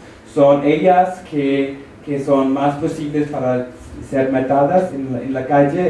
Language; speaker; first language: Spanish; non-native, fluent; French